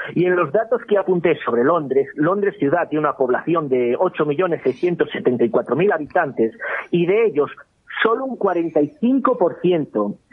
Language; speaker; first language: Spanish; native; Spanish